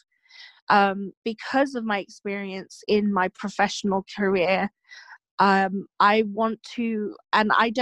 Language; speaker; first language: English; native; English